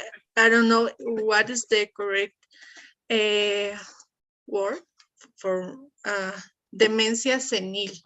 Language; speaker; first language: English; non-native, learner; Spanish